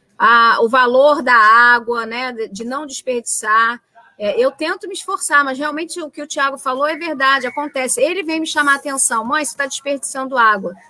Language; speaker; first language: Portuguese; native; Portuguese